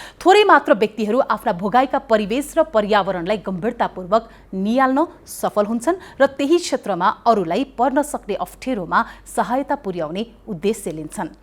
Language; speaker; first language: Nepali; native; Nepali